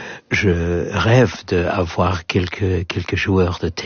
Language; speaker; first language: French; non-native, fluent; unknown